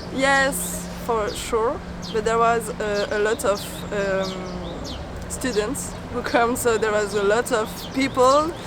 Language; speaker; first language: English; non-native, learner; French